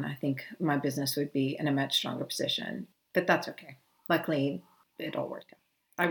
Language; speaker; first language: English; native; English